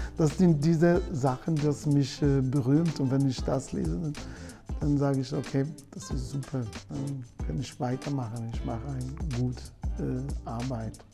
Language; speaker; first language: German; non-native, learner; Portuguese